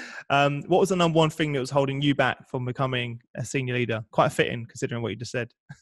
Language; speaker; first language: English; native; English